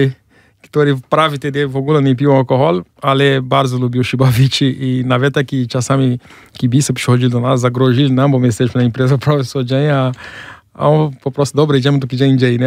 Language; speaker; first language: Polish; non-native, fluent; Portuguese